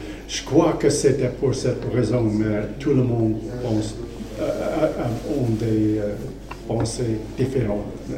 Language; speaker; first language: French; non-native, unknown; English